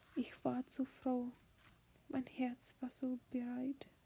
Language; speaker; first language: German; non-native, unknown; English